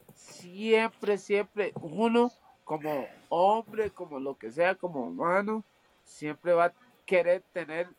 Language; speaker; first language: Spanish; early bilingual, heritage; Spanish